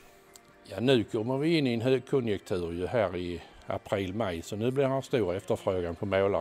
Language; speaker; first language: Swedish; native; Swedish